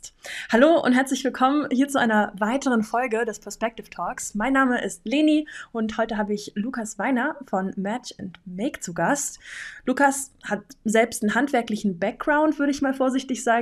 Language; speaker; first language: German; native; German